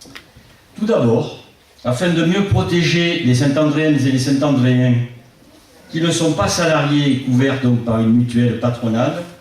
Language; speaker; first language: French; native; French